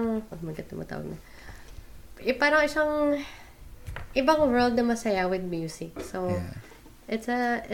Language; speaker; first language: English; non-native, local second language; Filipino